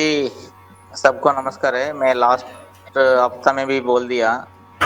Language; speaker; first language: Hindi; non-native, local second language; Telugu